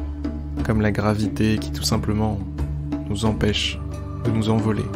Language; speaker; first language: French; native; French